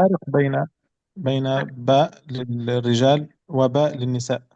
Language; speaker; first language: Arabic; native; Arabic